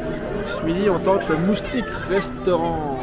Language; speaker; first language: French; native; French